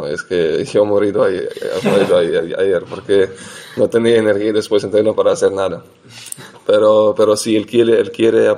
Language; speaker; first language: Spanish; non-native, fluent; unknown